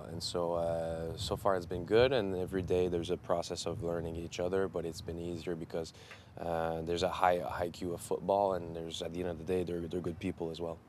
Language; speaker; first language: English; non-native, fluent; French